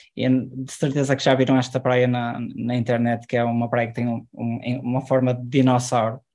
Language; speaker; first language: Portuguese; native; Portuguese